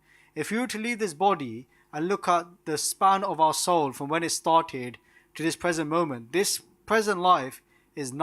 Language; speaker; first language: English; non-native, local second language; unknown